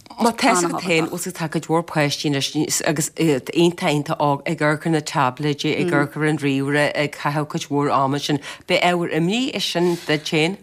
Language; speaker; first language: Irish; native; Irish